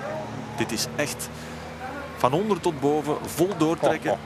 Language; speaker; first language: Dutch; native; Dutch